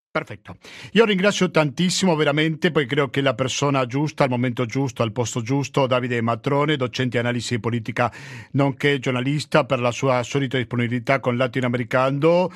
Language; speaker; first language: Italian; native; Italian